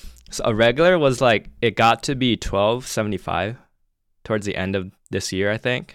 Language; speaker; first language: English; early bilingual, other home language; Chinese